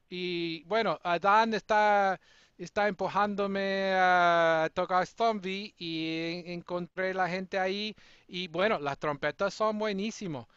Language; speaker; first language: Spanish; non-native, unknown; English